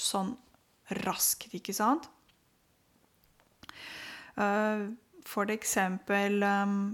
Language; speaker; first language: Norwegian; non-native, fluent; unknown